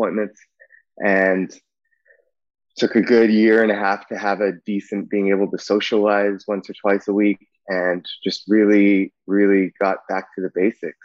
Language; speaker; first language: English; native; English